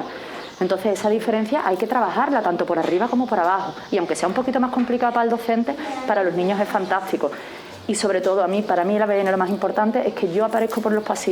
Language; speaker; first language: Spanish; native; Spanish